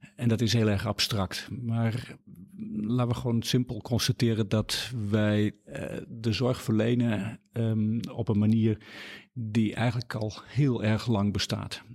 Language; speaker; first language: Dutch; native; Dutch